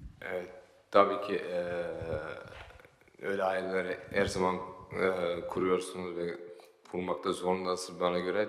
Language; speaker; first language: Turkish; early bilingual, heritage; Turkish